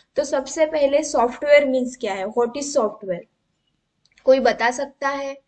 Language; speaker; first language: Hindi; non-native, local second language; Marathi